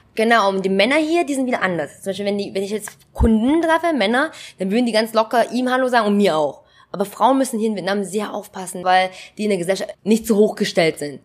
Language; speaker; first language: German; early bilingual, other home language; Vietnamese